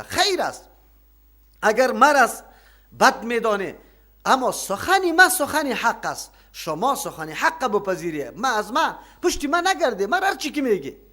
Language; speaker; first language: Persian; native; Persian